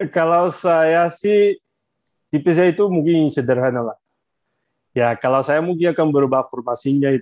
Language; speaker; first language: Indonesian; non-native, fluent; Portuguese